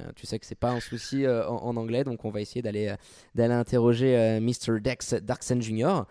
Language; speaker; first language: French; native; French